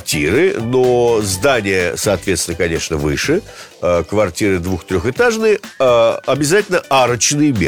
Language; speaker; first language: Russian; native; Russian